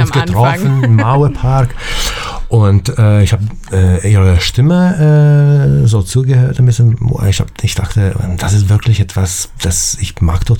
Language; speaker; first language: German; non-native, fluent; Italian